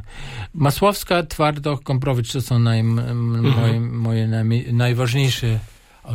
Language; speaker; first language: Polish; non-native, fluent; German